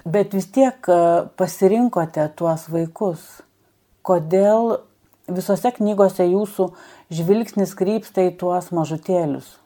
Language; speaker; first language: Lithuanian; native; Lithuanian